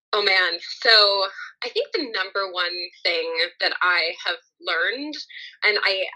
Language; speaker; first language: English; native; English